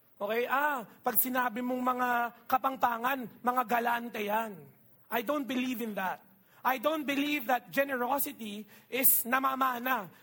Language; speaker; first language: Filipino; non-native, local second language; Iloko